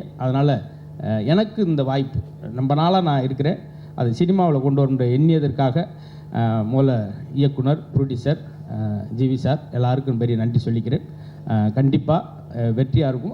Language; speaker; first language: Tamil; native; Tamil